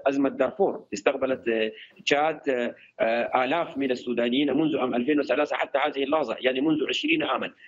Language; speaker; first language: Arabic; native; Arabic